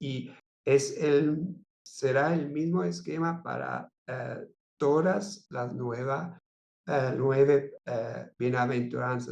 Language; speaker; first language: Spanish; non-native, fluent; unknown